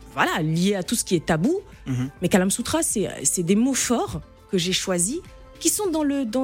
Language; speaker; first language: French; non-native, local second language; Arabic